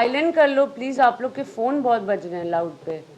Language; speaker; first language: Hindi; native; Hindi